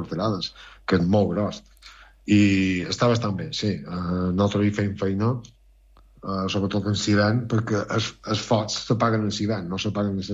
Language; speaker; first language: Catalan; native; Catalan